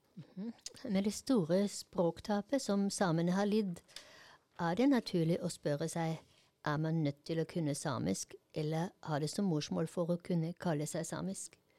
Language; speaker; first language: Norwegian; non-native, fluent; German